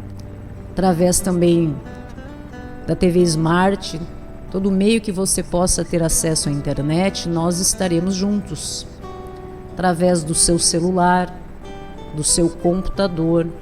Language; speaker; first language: Portuguese; native; Portuguese